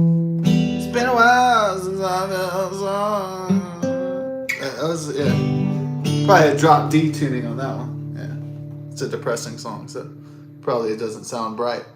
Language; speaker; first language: English; native; English